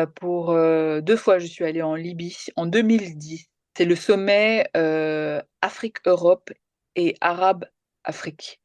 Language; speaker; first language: French; early bilingual, other home language; Malayalam